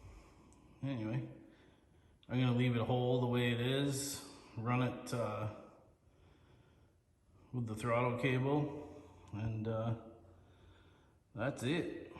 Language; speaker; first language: English; native; English